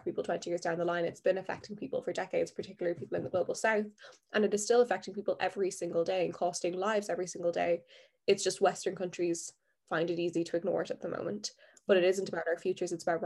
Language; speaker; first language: English; native; English